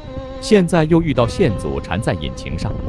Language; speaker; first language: Chinese; native; Chinese